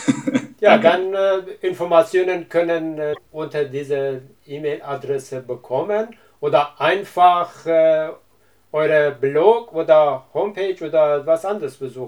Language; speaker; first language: German; non-native, learner; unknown